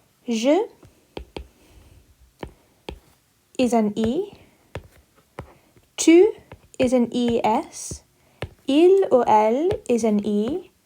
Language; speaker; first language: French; non-native, learner; English